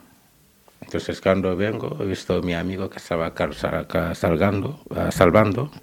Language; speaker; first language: Spanish; non-native, learner; Wolof